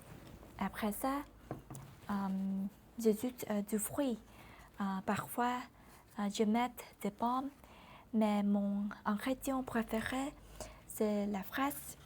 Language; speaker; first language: French; non-native, learner; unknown